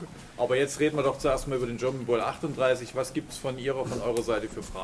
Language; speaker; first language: German; native; German